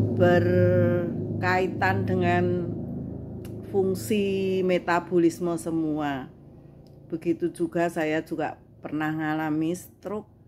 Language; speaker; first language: Indonesian; non-native, local second language; Javanese